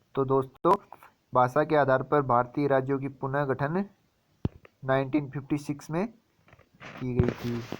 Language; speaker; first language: Hindi; native; Hindi